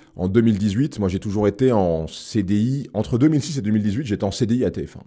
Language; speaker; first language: French; native; French